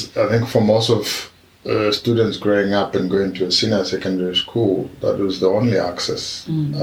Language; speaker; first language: English; non-native, local second language; Tswana